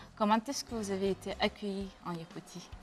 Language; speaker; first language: French; non-native, fluent; Russian